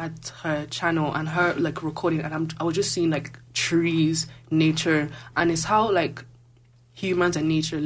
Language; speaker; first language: English; non-native, local second language; Igbo